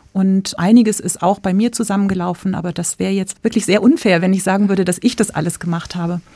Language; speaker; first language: German; native; German